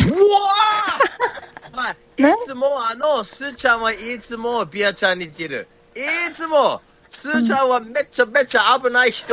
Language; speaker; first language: Japanese; non-native, learner; English